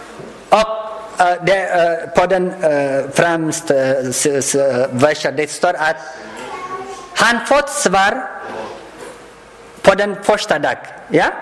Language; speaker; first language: Swedish; non-native, learner; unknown